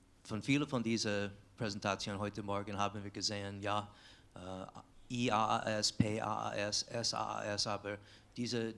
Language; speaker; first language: German; non-native, fluent; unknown